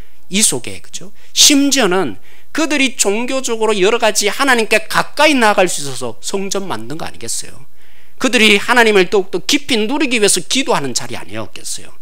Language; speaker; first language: Korean; native; Korean